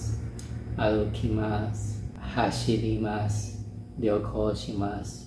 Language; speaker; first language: Japanese; non-native, fluent; Chinese